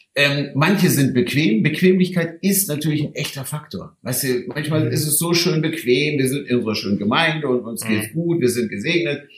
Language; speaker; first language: German; native; German